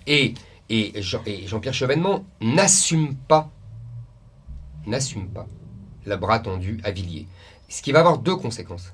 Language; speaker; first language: French; native; French